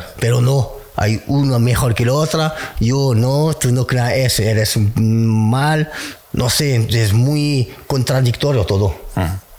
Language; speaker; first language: Spanish; non-native, learner; French